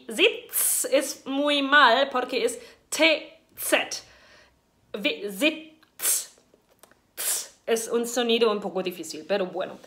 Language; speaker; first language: Spanish; non-native, fluent; German